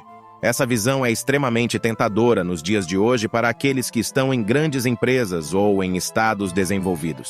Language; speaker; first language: Portuguese; native; Portuguese